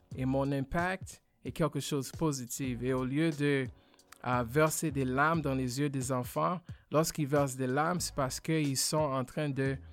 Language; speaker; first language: French; non-native, fluent; English